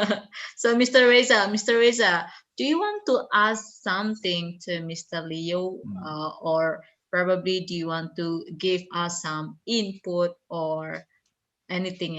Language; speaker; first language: English; non-native, fluent; Indonesian